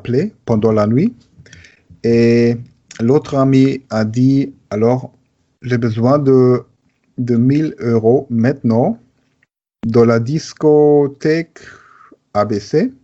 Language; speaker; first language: French; non-native, learner; German